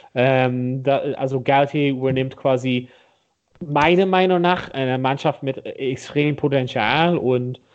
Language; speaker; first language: German; non-native, fluent; English